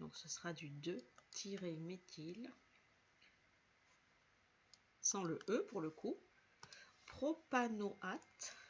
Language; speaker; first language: French; native; French